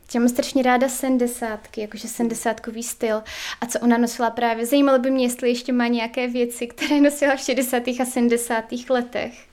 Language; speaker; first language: Czech; native; Czech